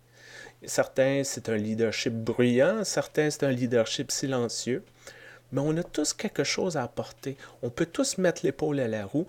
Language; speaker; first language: French; native; French